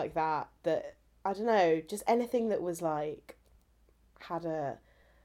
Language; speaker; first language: English; native; English